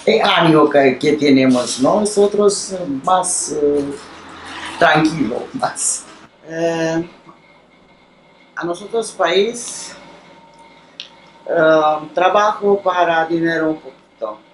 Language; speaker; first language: Spanish; non-native, learner; Romanian